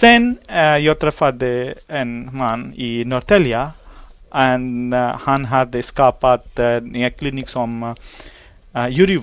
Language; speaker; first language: Swedish; non-native, learner; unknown